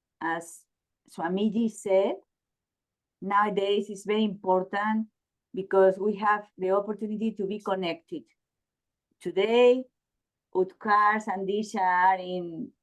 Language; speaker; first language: English; non-native, learner; Spanish